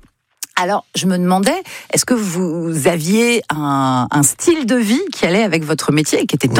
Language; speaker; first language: French; native; French